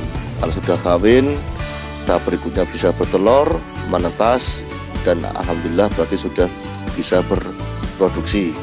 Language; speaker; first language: Indonesian; native; Indonesian